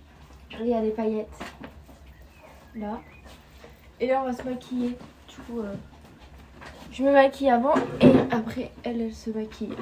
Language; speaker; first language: French; native; French